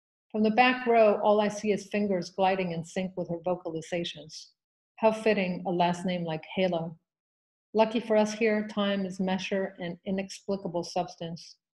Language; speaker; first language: English; early bilingual, other home language; Spanish